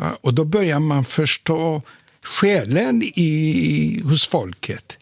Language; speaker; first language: Swedish; non-native, fluent; Polish